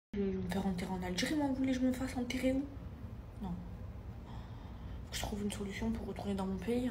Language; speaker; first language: French; native; French